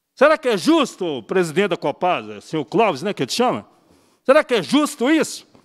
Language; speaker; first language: Portuguese; native; Portuguese